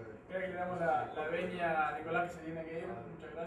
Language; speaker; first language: Spanish; native; Spanish